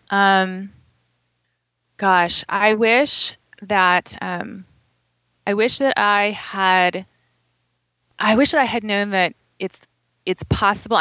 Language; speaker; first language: English; native; English